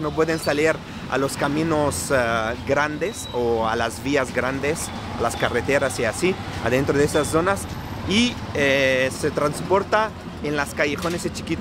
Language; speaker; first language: Spanish; non-native, fluent; Arabic